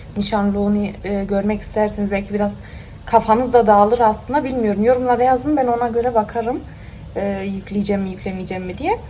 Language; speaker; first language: Turkish; early bilingual, heritage; Turkish